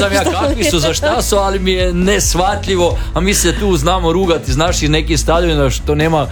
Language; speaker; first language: Serbian; native; Serbian